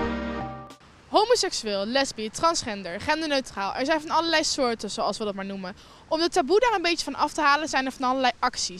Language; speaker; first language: Dutch; native; Dutch